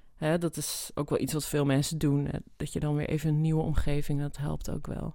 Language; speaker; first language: Dutch; native; Dutch